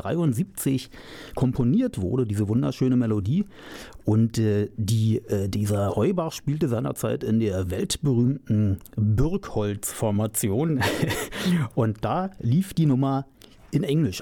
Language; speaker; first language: German; native; German